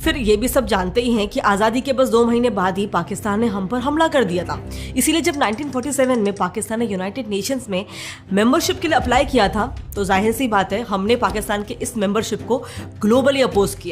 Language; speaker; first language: Hindi; native; Hindi